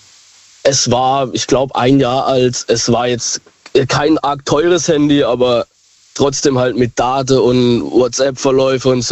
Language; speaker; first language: German; native; German